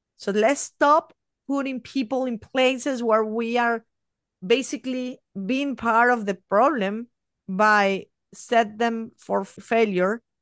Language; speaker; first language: English; non-native, fluent; Spanish